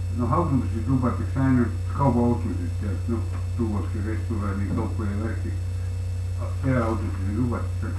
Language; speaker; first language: Estonian; native; Estonian